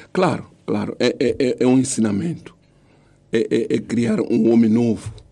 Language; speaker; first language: Portuguese; non-native, local second language; Tsonga